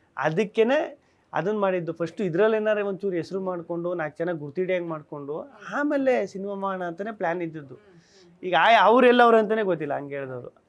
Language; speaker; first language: Kannada; native; Kannada